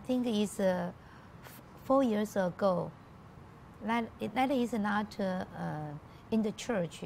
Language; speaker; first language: English; non-native, learner; Chinese